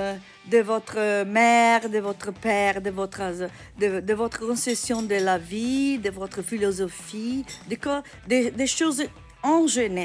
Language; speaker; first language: French; non-native, learner; Italian